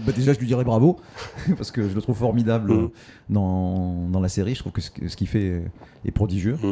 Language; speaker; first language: French; native; French